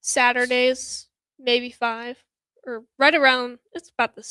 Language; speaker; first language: English; native; English